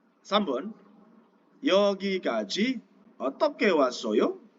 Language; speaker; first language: Korean; non-native, fluent; Indonesian